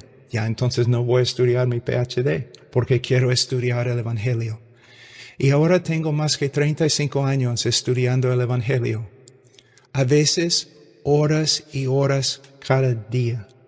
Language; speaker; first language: Spanish; non-native, fluent; English